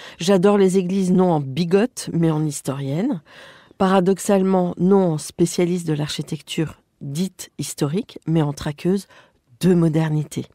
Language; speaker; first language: French; native; French